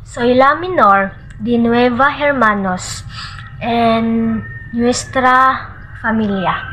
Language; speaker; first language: Spanish; non-native, learner; Cebuano